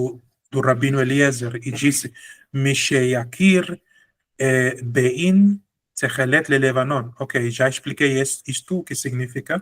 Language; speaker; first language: Portuguese; non-native, fluent; Spanish